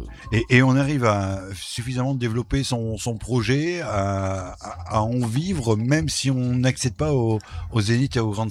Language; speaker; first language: French; native; French